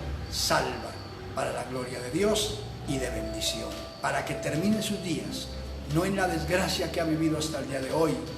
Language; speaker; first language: Spanish; native; Spanish